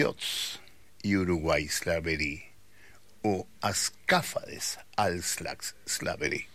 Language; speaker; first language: Swedish; non-native, fluent; Spanish